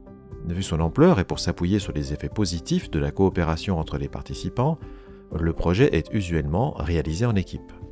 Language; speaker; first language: French; native; French